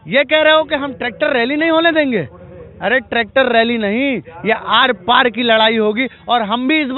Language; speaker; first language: Hindi; native; Hindi